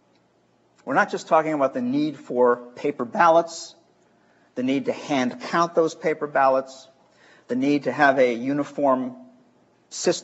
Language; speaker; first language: English; native; English